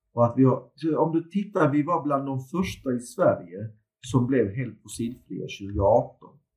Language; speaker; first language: Swedish; early bilingual, other home language; Turkish